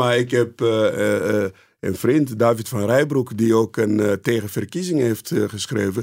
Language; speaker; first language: Dutch; non-native, fluent; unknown